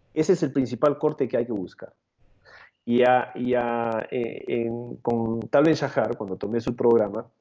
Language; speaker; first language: Spanish; native; Spanish